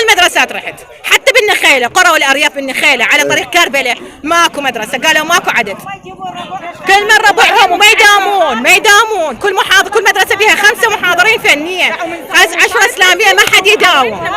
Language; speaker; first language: Arabic; native; Arabic